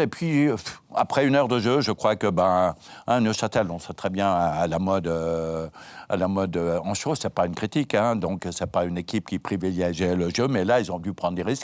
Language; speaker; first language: French; native; French